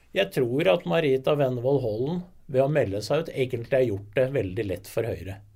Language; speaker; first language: Norwegian; native; Norwegian